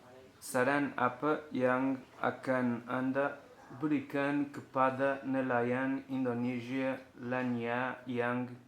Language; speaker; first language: Indonesian; non-native, learner; Portuguese